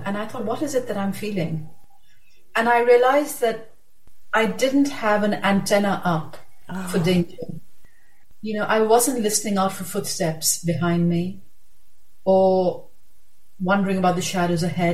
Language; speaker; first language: English; non-native, local second language; Urdu